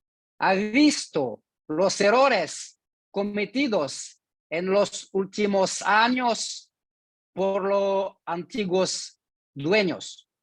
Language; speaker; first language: Spanish; non-native, learner; French